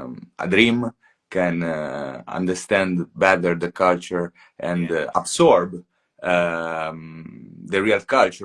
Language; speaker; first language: English; non-native, fluent; Italian